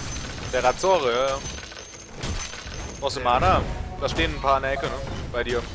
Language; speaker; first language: German; native; German